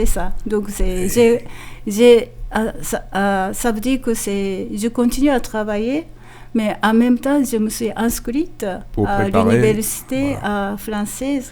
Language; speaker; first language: French; non-native, fluent; Japanese